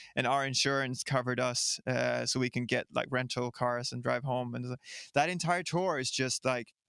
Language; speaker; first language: English; non-native, fluent; Swedish